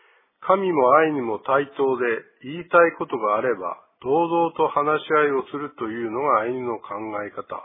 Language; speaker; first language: Japanese; native; Japanese